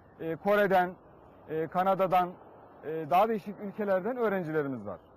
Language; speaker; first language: Turkish; native; Turkish